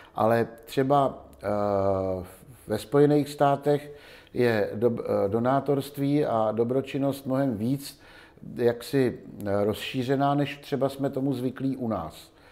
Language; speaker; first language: Czech; native; Czech